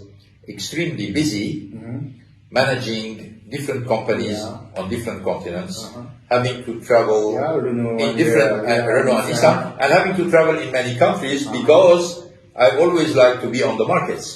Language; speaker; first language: English; non-native, fluent; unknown